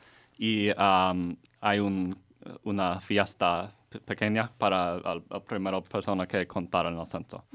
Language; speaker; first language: Spanish; non-native, learner; English